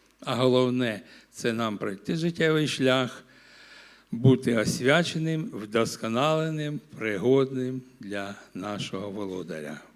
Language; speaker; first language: Ukrainian; non-native, local second language; Russian